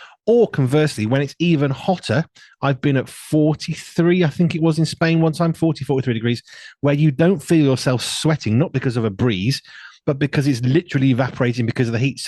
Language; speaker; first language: English; native; English